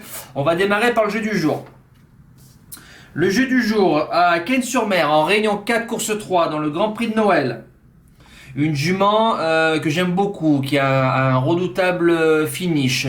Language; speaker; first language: French; native; French